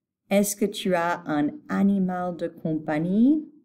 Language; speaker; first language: French; non-native, fluent; English